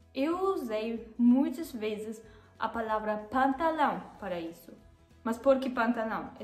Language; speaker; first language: Portuguese; non-native, learner; German